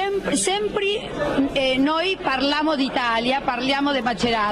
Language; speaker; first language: Italian; non-native, learner; Spanish